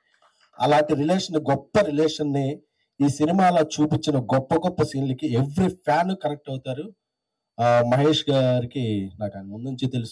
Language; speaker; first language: Telugu; native; Telugu